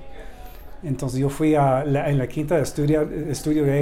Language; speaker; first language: Spanish; non-native, learner; English